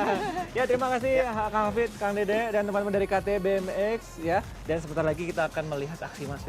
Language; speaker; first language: Indonesian; native; Indonesian